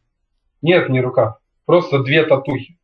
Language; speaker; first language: Russian; native; Russian